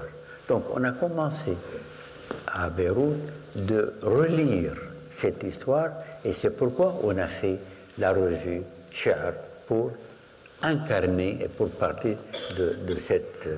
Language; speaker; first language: French; non-native, fluent; Arabic